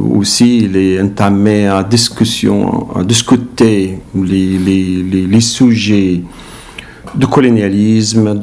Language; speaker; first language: French; non-native, learner; Arabic